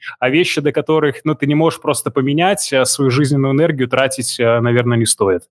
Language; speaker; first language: Russian; native; Russian